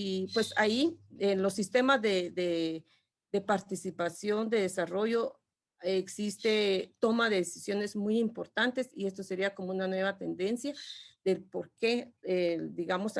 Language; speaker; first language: Spanish; non-native, local second language; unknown